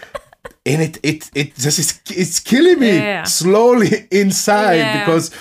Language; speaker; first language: English; non-native, fluent; Greek